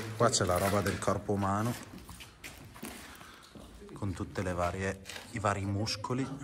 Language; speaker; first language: Italian; native; Italian